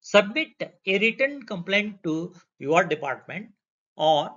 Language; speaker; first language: English; non-native, local second language; Kannada